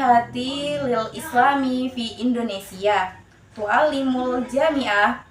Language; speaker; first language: Arabic; non-native, learner; Indonesian